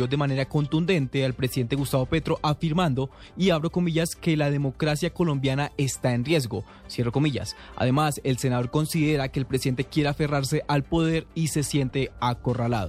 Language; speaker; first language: Spanish; native; Spanish